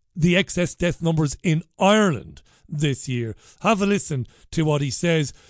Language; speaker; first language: English; native; English